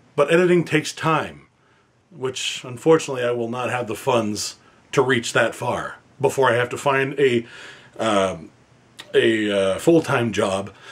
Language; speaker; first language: English; native; English